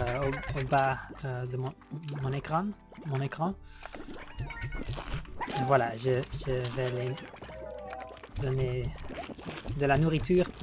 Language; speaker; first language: French; non-native, learner; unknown